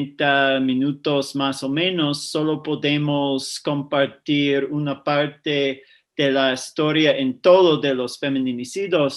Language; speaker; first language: Spanish; non-native, fluent; English